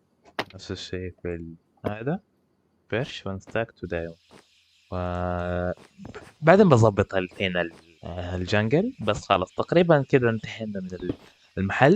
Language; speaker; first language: Arabic; native; Arabic